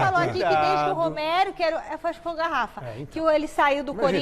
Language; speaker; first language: Portuguese; native; Portuguese